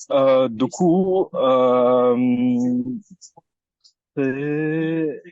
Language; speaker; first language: French; early bilingual, other home language; Filipino